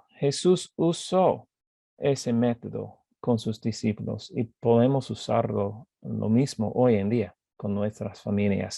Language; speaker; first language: Spanish; non-native, fluent; English